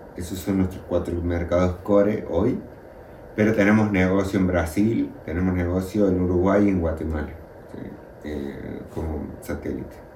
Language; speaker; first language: Spanish; native; Spanish